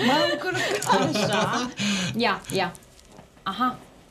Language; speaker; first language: Romanian; native; Romanian